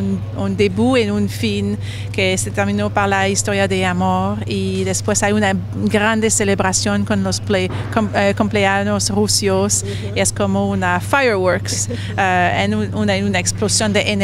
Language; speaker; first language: Spanish; non-native, learner; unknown